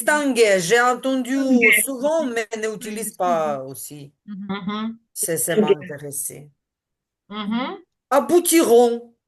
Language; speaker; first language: French; non-native, learner; Ukrainian